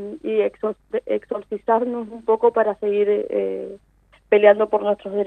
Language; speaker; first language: Spanish; native; Spanish